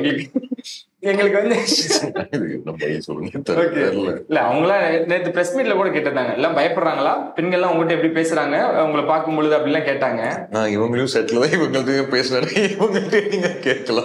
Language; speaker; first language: Tamil; native; Tamil